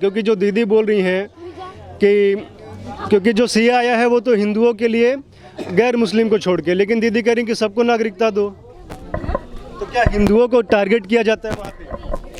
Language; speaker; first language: Hindi; native; Hindi